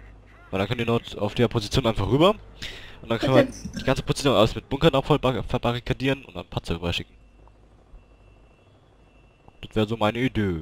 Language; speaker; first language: German; native; German